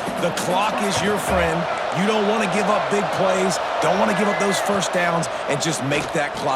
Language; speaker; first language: English; native; English